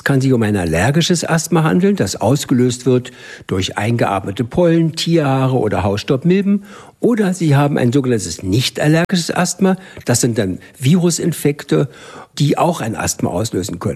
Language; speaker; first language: German; native; German